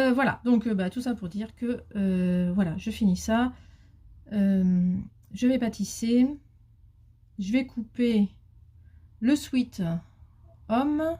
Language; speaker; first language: French; native; French